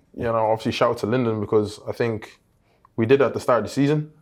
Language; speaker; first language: English; native; English